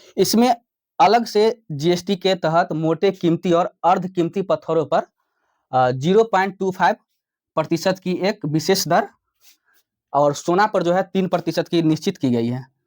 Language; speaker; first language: Hindi; native; Hindi